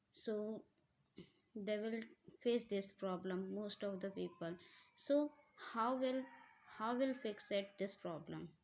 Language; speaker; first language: English; non-native, learner; Hindi